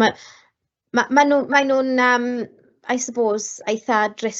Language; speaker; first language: Welsh; non-native, local second language; English